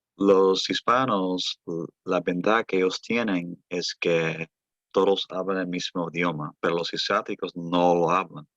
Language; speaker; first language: Spanish; early bilingual, heritage; Spanish